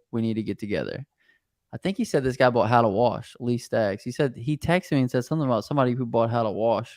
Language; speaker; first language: English; native; English